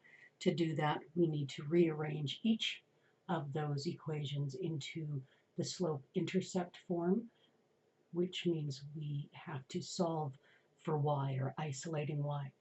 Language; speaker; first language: English; native; English